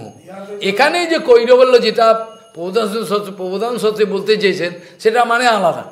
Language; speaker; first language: Hindi; non-native, local second language; Bangla